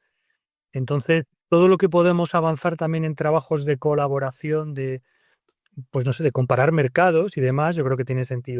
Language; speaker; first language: Spanish; native; Spanish